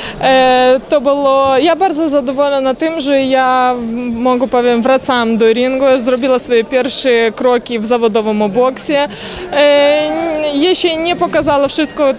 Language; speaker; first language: Polish; non-native, learner; Ukrainian